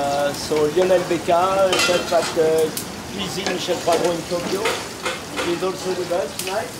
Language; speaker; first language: English; non-native, learner; French